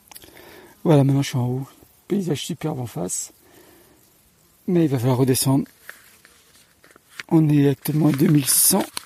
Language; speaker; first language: French; native; French